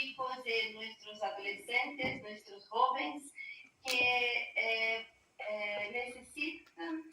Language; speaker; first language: Spanish; non-native, learner; Portuguese